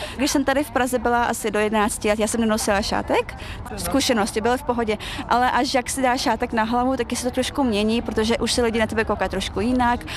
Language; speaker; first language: Czech; early bilingual, other home language; Chechen